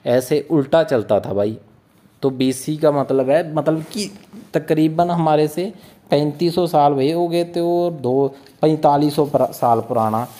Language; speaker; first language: Hindi; native; Hindi